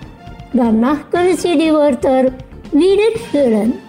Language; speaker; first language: German; non-native, fluent; Indonesian